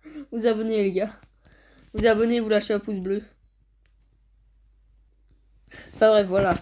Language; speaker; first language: French; native; French